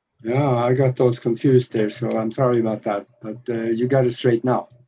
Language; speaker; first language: English; non-native, fluent; Norwegian